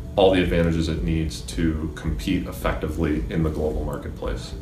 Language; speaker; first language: English; native; English